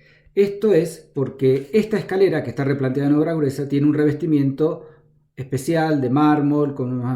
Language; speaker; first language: Spanish; native; Spanish